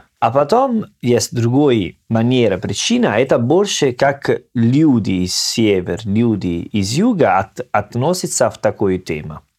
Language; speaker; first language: Russian; non-native, learner; Italian